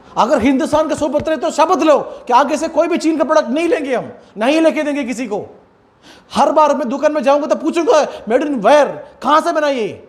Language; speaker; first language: Hindi; non-native, local second language; Malayalam